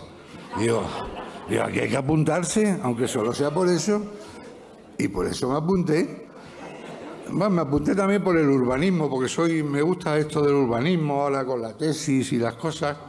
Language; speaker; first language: Spanish; native; Spanish